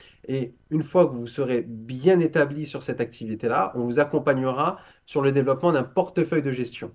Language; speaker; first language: French; native; French